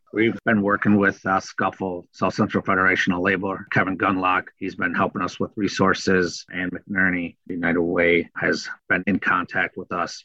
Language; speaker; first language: English; native; English